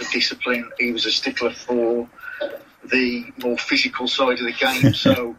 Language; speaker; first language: English; native; English